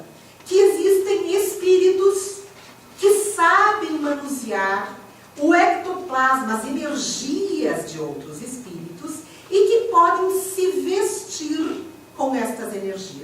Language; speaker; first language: Portuguese; native; Portuguese